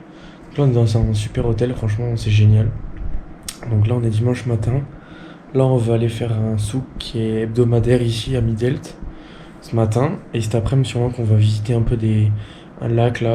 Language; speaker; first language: French; native; French